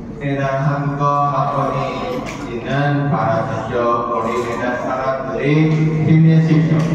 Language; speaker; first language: Korean; non-native, learner; Indonesian